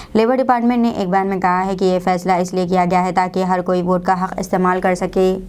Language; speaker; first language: Hindi; non-native, local second language; Urdu